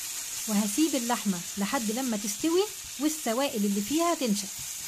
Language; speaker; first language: Arabic; native; Arabic